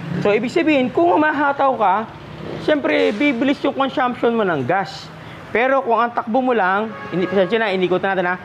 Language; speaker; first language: Filipino; non-native, local second language; Pampanga